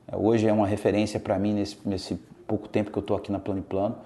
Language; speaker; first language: Portuguese; native; Portuguese